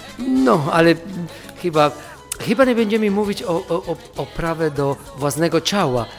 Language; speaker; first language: Polish; non-native, fluent; Spanish